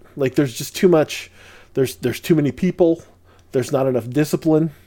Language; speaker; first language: English; early bilingual, other home language; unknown